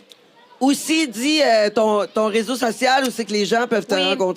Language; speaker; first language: French; native; French